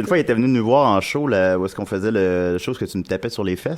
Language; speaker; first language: French; native; French